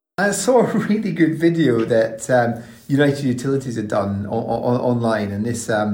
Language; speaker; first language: English; native; English